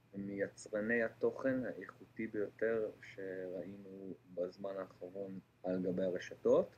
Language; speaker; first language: Hebrew; native; Hebrew